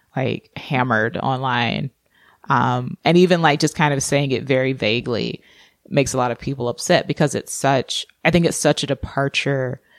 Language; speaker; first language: English; native; English